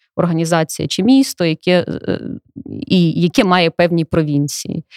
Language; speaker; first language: Ukrainian; native; Ukrainian